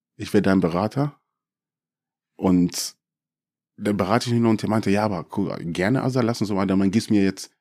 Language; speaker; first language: German; early bilingual, other home language; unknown